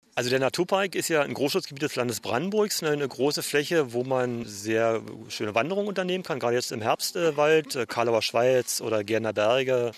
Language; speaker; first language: German; native; German